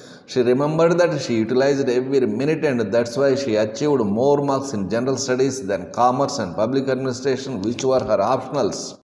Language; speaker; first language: English; non-native, local second language; Telugu